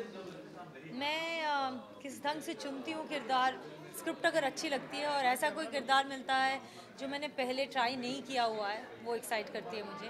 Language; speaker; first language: Hindi; non-native, local second language; Bangla